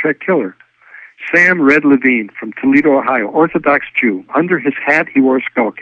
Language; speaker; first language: English; early bilingual, other home language; Yiddish